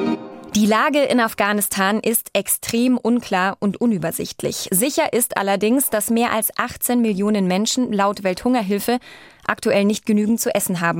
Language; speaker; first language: German; native; German